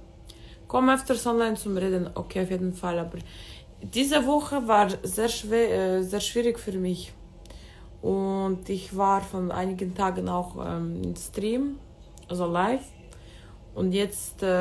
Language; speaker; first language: German; early bilingual, other home language; Russian